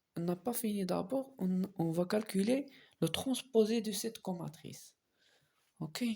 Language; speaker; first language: French; non-native, local second language; Arabic